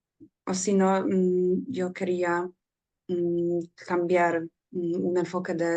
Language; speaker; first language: Spanish; non-native, learner; Polish